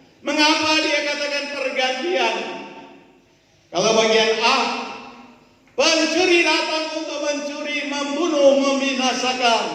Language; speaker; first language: Malay; native; Malay